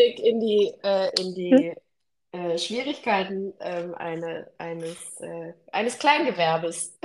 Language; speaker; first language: German; native; German